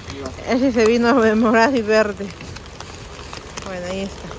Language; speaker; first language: Spanish; native; Spanish